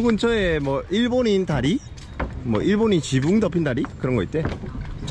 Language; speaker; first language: Korean; native; Korean